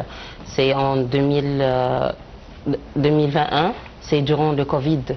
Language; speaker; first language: French; non-native, learner; Arabic